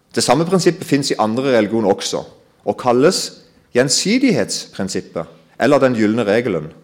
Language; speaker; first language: Norwegian; native; Norwegian